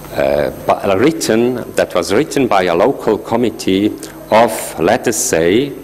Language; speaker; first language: English; non-native, fluent; German